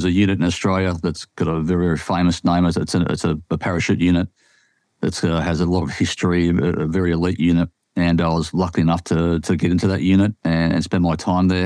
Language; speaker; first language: English; native; English